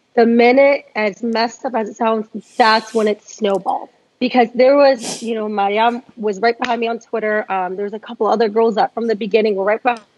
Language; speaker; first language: English; native; English